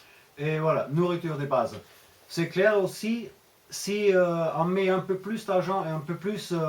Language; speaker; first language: French; non-native, fluent; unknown